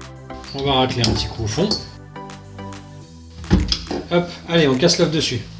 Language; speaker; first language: French; native; French